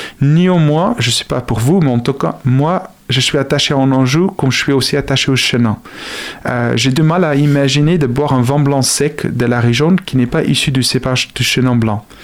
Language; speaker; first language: French; non-native, fluent; Afrikaans